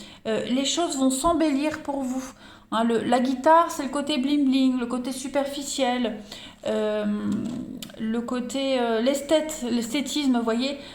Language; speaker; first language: French; native; French